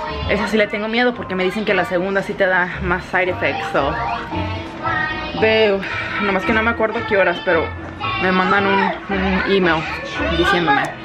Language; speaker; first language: Spanish; early bilingual, heritage; Spanish